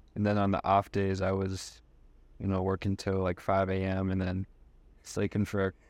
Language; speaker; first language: English; native; English